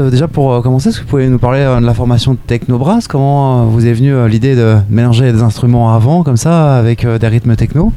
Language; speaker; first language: French; native; French